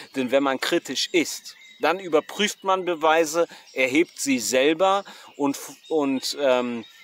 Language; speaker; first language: German; native; German